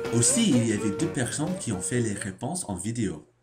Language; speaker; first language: French; non-native, learner; English